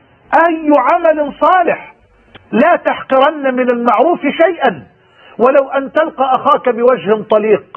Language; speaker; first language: Arabic; native; Arabic